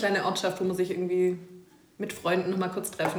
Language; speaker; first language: German; native; German